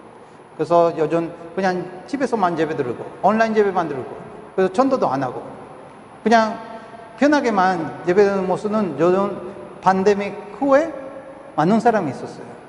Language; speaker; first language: Korean; non-native, fluent; Spanish